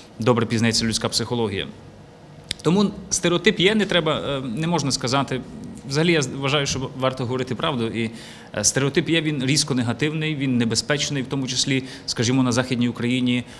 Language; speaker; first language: Ukrainian; native; Ukrainian